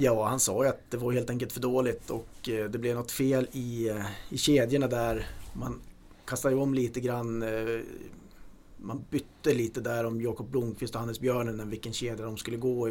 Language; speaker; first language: Swedish; native; Swedish